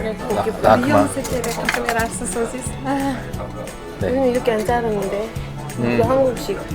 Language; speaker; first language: Korean; non-native, fluent; Uzbek